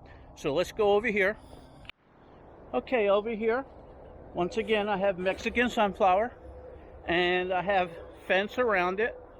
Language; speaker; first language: English; native; English